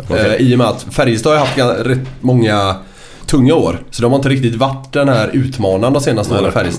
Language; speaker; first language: Swedish; native; Swedish